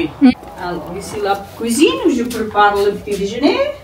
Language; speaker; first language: French; non-native, learner; Portuguese